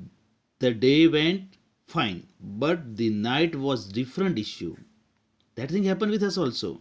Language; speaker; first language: English; non-native, local second language; Gujarati